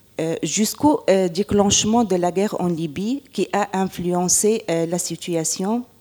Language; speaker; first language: French; non-native, local second language; Arabic